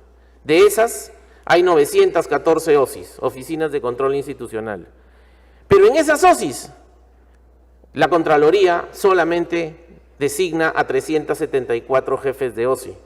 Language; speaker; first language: Spanish; native; Spanish